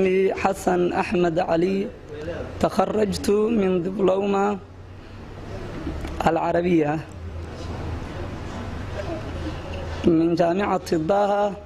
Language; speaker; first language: Arabic; non-native, learner; Somali